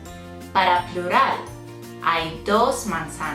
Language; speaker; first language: Spanish; non-native, fluent; English